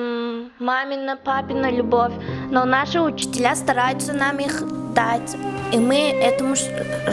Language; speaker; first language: Russian; non-native, local second language; Tajik